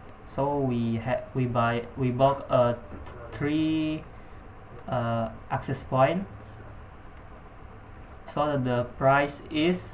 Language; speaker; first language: English; non-native, learner; Indonesian